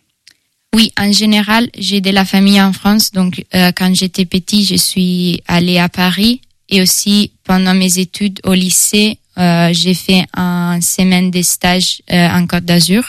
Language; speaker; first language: French; non-native, fluent; Italian